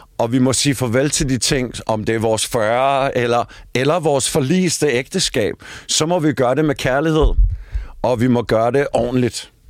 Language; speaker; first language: Danish; native; Danish